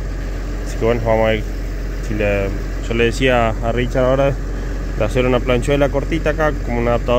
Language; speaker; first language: Spanish; native; Spanish